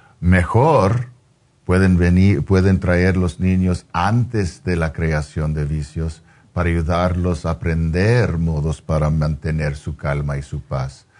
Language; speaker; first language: Spanish; non-native, fluent; English